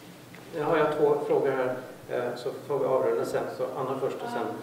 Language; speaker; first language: Swedish; native; Swedish